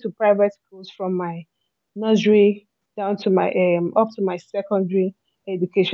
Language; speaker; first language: English; non-native, local second language; Igbo